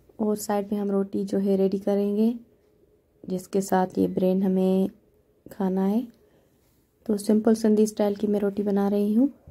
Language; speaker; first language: Urdu; non-native, local second language; Sindhi